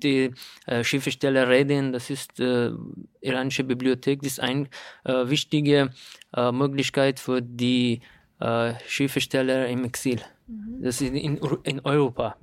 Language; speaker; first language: German; non-native, learner; Persian